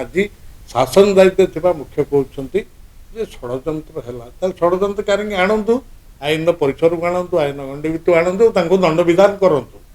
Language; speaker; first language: Odia; native; Odia